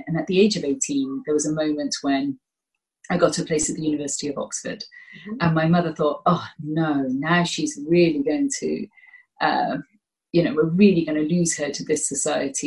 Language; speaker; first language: English; native; English